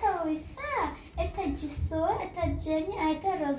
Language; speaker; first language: Russian; non-native, local second language; Azerbaijani